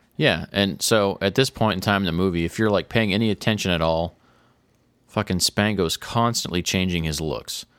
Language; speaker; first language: English; native; English